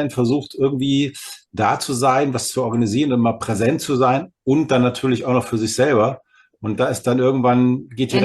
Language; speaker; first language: German; native; German